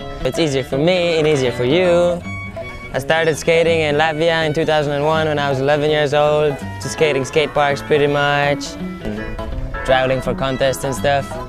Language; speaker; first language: English; non-native, fluent; Latvian